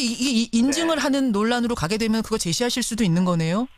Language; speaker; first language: Korean; native; Korean